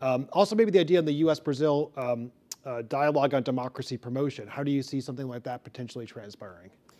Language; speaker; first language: English; native; English